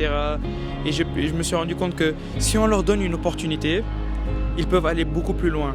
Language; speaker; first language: French; non-native, local second language; Wolof